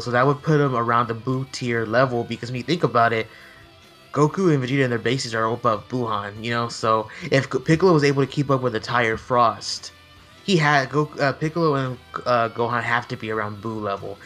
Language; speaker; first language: English; native; English